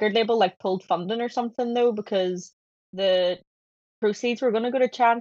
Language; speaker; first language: English; native; English